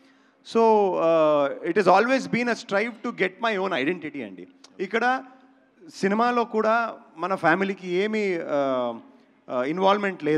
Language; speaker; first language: Telugu; non-native, local second language; Kannada